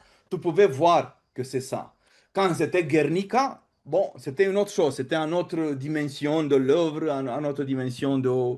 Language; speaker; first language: French; non-native, fluent; Romanian